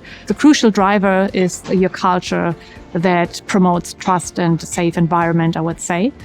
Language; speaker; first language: English; non-native, fluent; German